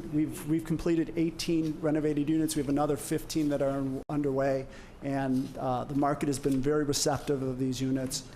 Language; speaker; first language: English; native; English